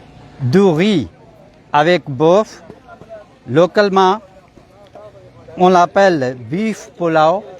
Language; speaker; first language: French; non-native, fluent; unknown